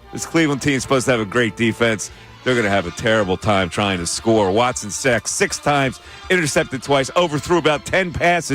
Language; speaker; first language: English; native; English